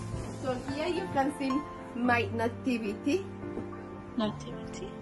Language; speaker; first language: English; non-native, learner; Spanish